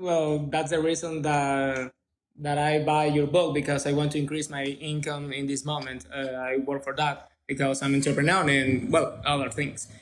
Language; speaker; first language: English; non-native, learner; Spanish